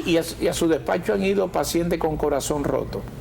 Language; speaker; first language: Spanish; native; Spanish